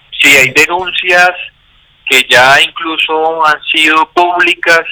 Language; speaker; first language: Spanish; native; Spanish